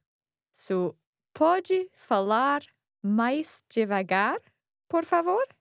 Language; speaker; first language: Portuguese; non-native, learner; English